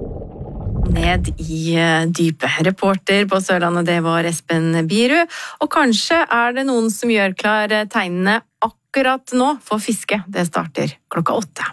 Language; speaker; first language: Norwegian; native; Norwegian